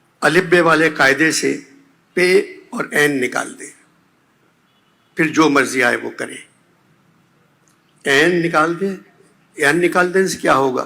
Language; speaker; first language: Urdu; native; Urdu